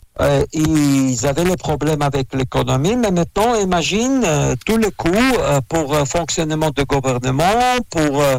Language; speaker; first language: French; non-native, learner; Russian